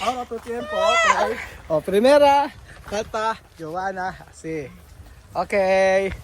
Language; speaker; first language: Spanish; non-native, learner; Filipino